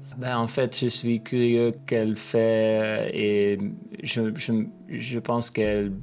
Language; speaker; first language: French; non-native, learner; Dutch